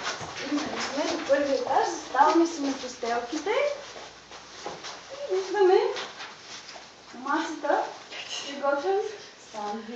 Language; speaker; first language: Bulgarian; native; Bulgarian